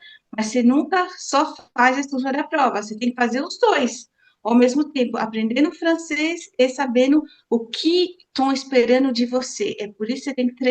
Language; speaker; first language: Portuguese; non-native, fluent; French